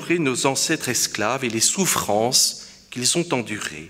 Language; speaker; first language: French; native; French